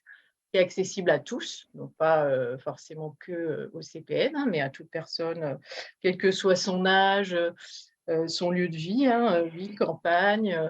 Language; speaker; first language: French; native; French